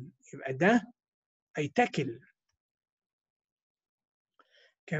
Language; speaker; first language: Arabic; native; Arabic